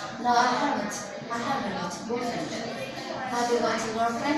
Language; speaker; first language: English; non-native, learner; Vietnamese